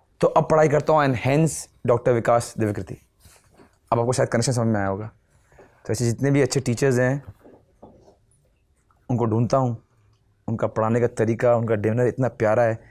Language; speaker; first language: Hindi; non-native, local second language; Nepali